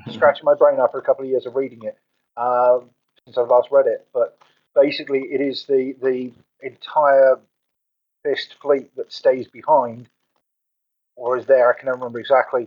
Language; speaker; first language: English; native; English